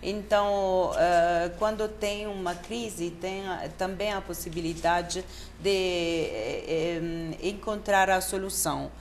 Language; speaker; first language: Portuguese; non-native, fluent; Italian